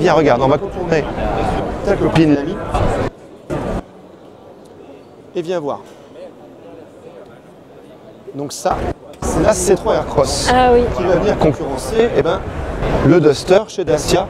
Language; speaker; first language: French; native; French